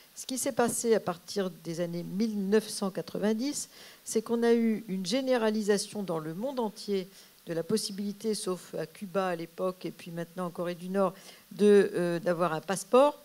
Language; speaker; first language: French; native; French